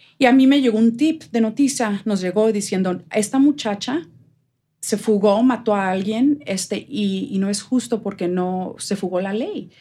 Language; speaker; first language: Spanish; native; Spanish